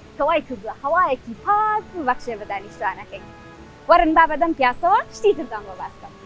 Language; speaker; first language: Central Kurdish; native; Central Kurdish